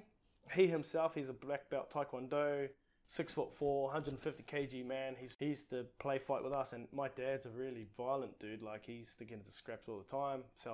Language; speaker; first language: English; non-native, local second language; Māori